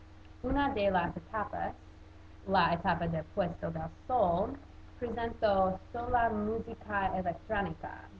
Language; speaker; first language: Spanish; non-native, learner; English